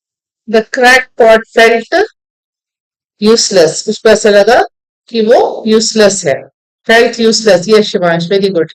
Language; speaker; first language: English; non-native, local second language; Hindi